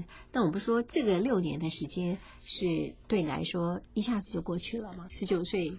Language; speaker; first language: Chinese; native; Chinese